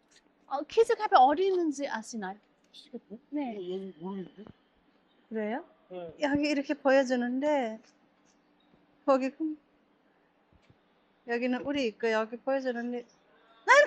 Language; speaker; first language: Korean; non-native, learner; Nepali